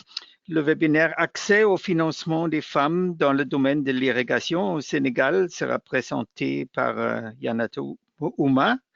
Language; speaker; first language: French; non-native, fluent; German